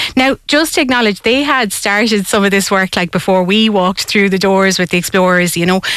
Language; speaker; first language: English; native; English